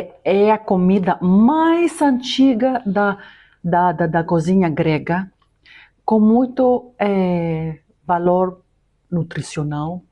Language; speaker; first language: Portuguese; non-native, fluent; Greek